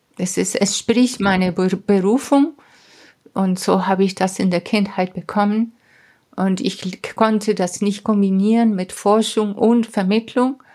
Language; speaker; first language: German; non-native, fluent; Spanish